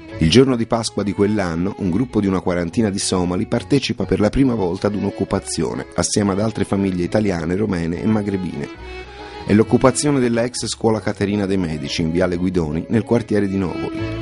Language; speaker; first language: Italian; native; Italian